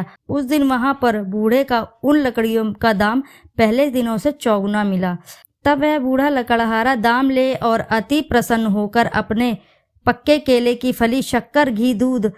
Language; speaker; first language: Hindi; native; Hindi